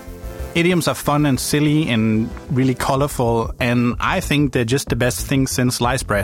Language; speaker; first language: English; non-native, fluent; Danish